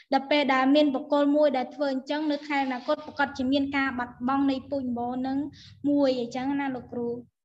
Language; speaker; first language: Khmer; non-native, local second language; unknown